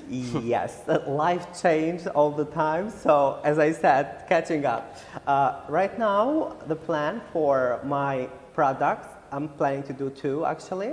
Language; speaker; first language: English; non-native, fluent; Albanian